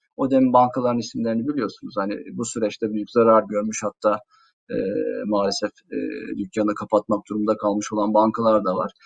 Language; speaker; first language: Turkish; native; Turkish